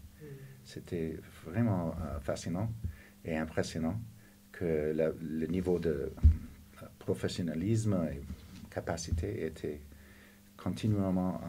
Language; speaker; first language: French; non-native, fluent; English